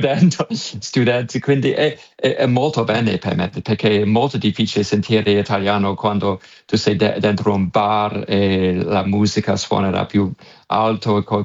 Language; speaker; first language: Italian; non-native, fluent; English